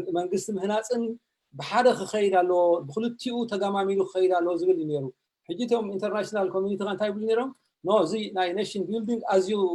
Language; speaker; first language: Tigrinya; native; Tigrinya